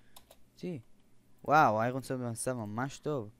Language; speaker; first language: Hebrew; native; Hebrew